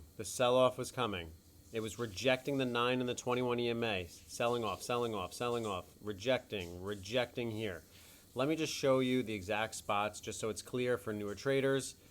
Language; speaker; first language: English; native; English